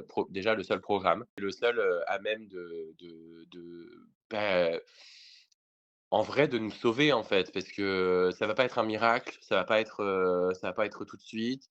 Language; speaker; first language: French; native; French